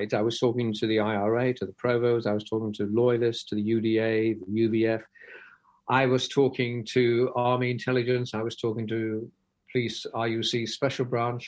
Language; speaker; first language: English; native; English